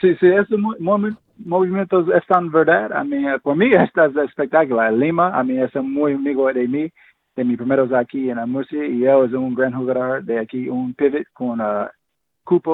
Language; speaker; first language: Spanish; non-native, fluent; English